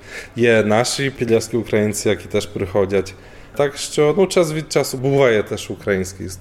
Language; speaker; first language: Ukrainian; non-native, fluent; Polish